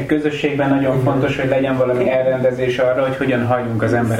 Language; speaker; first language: Hungarian; native; Hungarian